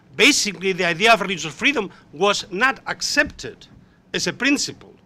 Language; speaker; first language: English; non-native, fluent; Spanish